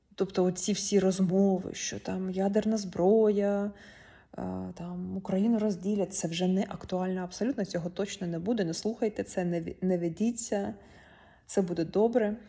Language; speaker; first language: Ukrainian; non-native, local second language; Russian